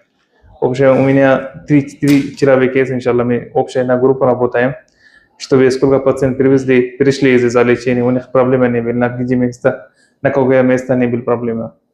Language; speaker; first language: Russian; non-native, fluent; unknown